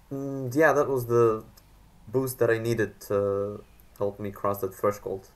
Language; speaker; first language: English; non-native, fluent; Macedonian